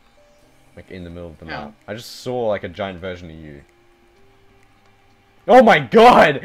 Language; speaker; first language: English; native; English